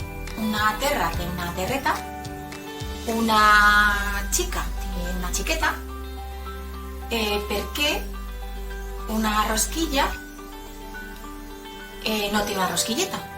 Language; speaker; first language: Catalan; non-native, local second language; Spanish